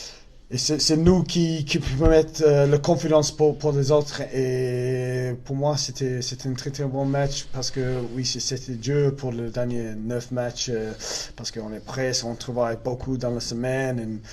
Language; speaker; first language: French; non-native, learner; English